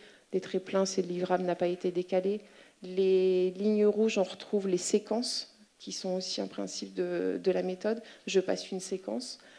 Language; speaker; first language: French; native; French